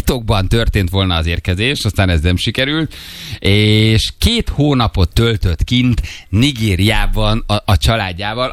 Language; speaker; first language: Hungarian; native; Hungarian